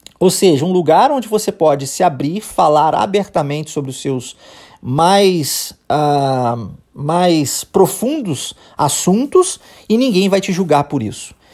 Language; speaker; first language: Portuguese; early bilingual, heritage; Portuguese